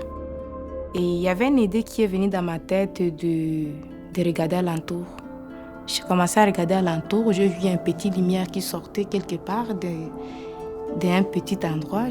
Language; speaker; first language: French; non-native, local second language; Swahili